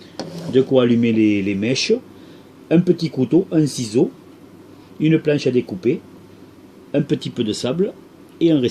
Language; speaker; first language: French; native; French